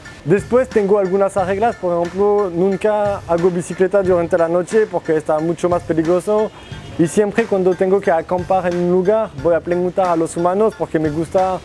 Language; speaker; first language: Spanish; non-native, learner; French